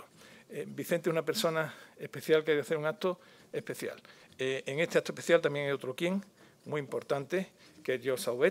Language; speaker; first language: Spanish; native; Spanish